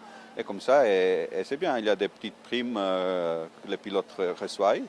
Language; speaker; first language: French; non-native, fluent; Italian